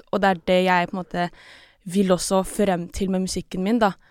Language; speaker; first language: Norwegian; non-native, local second language; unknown